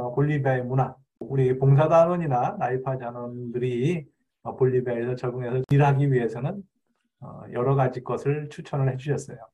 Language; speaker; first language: Korean; native; Korean